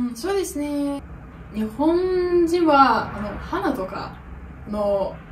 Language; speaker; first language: Japanese; non-native, learner; Russian